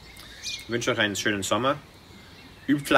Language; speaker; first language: German; non-native, fluent; English